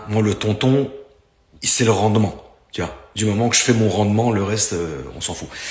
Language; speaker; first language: French; native; French